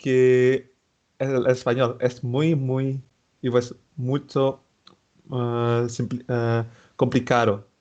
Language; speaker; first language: Spanish; non-native, fluent; Indonesian